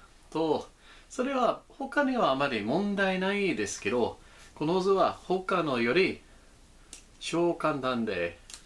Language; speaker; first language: Japanese; non-native, learner; English